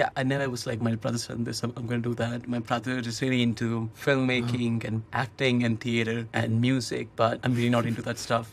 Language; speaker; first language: English; non-native, local second language; Hindi